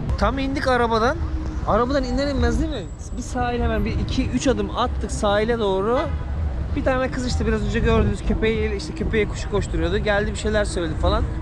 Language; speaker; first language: Turkish; native; Turkish